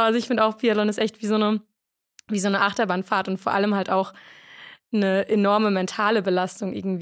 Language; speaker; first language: German; native; German